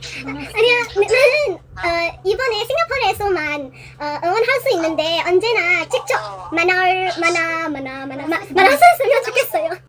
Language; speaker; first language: Korean; non-native, learner; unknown